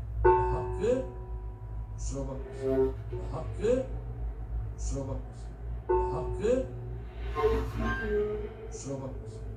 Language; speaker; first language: Turkish; native; Turkish